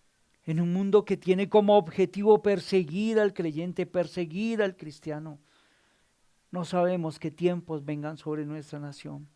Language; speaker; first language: Spanish; native; Spanish